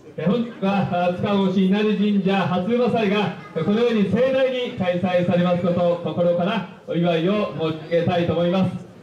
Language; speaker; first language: Japanese; native; Japanese